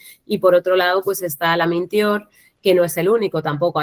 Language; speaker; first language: Spanish; native; Spanish